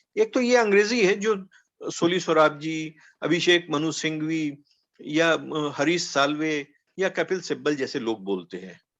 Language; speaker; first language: Hindi; non-native, local second language; Punjabi